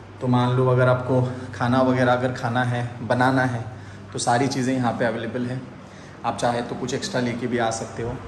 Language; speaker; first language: Hindi; non-native, local second language; Marathi